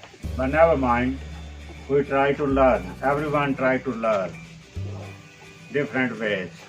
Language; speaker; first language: English; non-native, learner; Punjabi